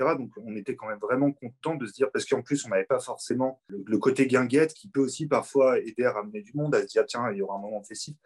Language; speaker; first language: French; native; French